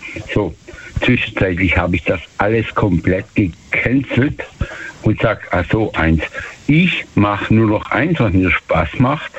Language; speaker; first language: German; native; German